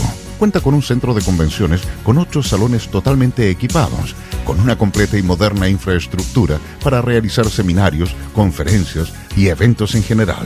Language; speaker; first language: Spanish; native; Spanish